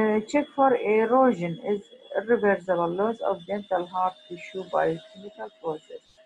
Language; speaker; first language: English; non-native, fluent; Arabic